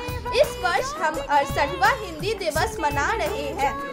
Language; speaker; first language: Hindi; native; Hindi